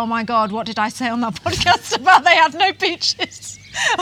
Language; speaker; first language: English; native; English